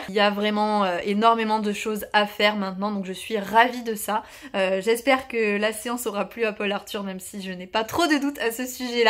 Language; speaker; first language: French; native; French